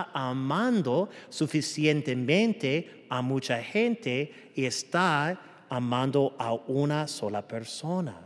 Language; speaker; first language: Spanish; early bilingual, heritage; English